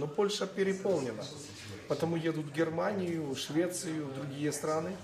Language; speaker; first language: Russian; non-native, local second language; Ukrainian